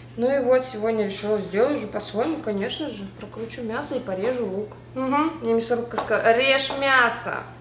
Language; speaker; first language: Russian; native; Russian